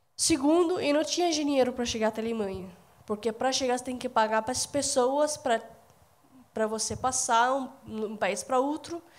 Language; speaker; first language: Portuguese; non-native, fluent; Arabic